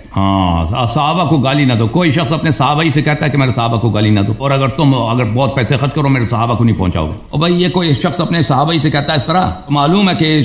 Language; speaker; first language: Urdu; native; Urdu